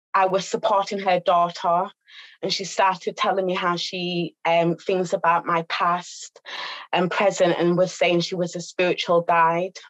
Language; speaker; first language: English; native; English